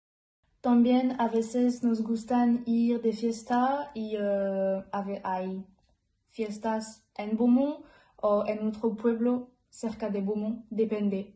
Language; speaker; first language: Spanish; non-native, learner; French